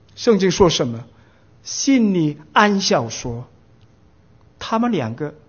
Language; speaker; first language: Chinese; non-native, fluent; Korean